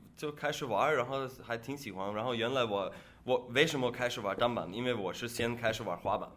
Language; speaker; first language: Chinese; non-native, fluent; German